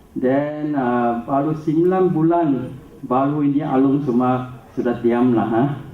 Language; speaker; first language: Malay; non-native, local second language; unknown